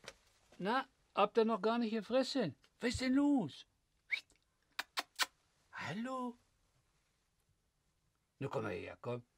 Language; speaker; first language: German; native; German